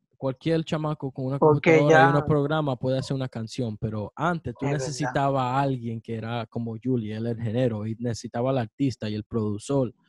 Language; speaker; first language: Spanish; early bilingual, heritage; Spanish